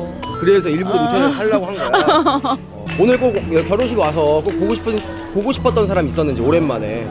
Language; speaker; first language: Korean; native; Korean